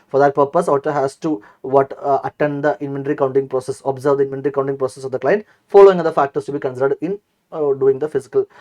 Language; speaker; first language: English; non-native, local second language; Malayalam